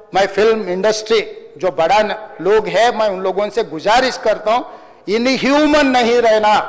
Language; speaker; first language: Hindi; non-native, local second language; Telugu